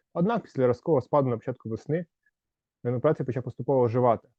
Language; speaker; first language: Ukrainian; native; Ukrainian